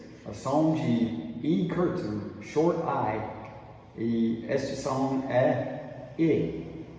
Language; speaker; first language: Portuguese; non-native, fluent; English